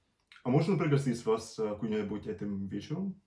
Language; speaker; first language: Russian; non-native, learner; English